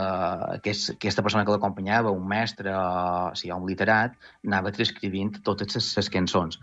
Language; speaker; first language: Catalan; native; Catalan